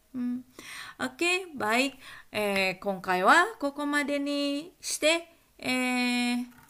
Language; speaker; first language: Japanese; non-native, fluent; Indonesian